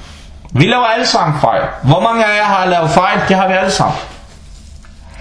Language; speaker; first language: Danish; non-native, fluent; Arabic